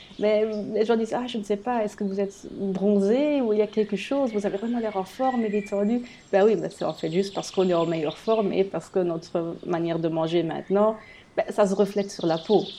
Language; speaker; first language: French; non-native, fluent; German